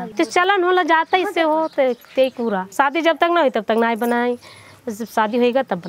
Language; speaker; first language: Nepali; non-native, local second language; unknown